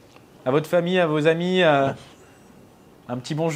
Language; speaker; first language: French; native; French